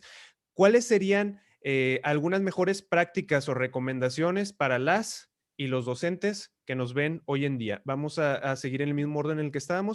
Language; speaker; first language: Spanish; native; Spanish